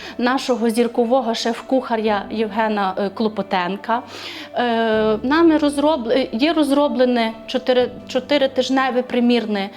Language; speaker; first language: Ukrainian; native; Ukrainian